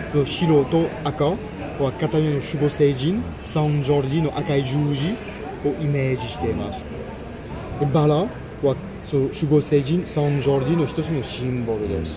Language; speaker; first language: Japanese; non-native, fluent; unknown